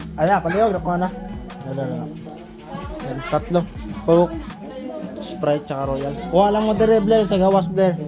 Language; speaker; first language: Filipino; non-native, local second language; Cebuano